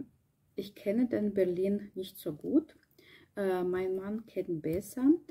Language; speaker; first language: German; non-native, learner; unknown